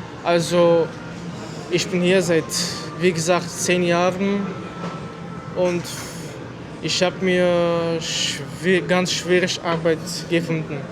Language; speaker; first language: German; non-native, fluent; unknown